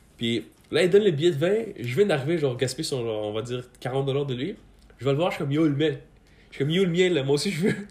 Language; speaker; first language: French; early bilingual, other home language; Persian